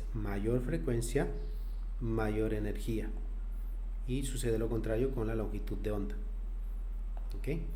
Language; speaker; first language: Spanish; native; Spanish